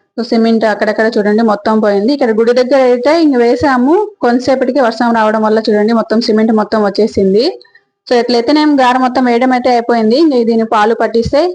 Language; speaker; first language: Telugu; native; Telugu